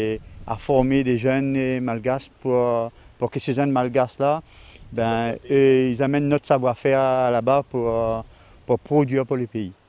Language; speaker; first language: French; non-native, local second language; Réunion Creole French